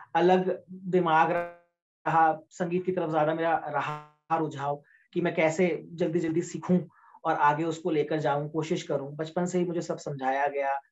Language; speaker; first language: Hindi; native; Hindi